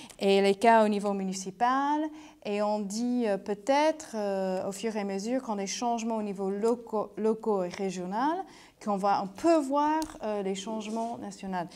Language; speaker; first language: French; non-native, fluent; English